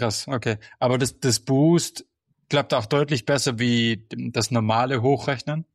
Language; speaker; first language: German; native; German